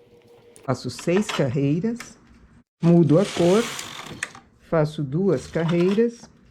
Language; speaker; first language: Portuguese; native; Portuguese